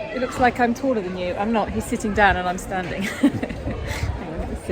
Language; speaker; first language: English; native; English